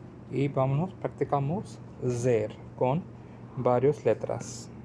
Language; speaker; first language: Spanish; non-native, learner; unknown